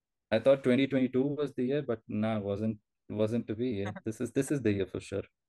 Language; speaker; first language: English; non-native, local second language; Telugu